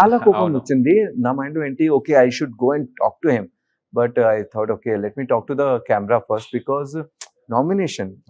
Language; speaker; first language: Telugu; non-native, learner; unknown